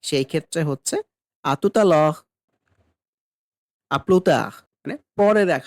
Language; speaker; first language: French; non-native, fluent; Bangla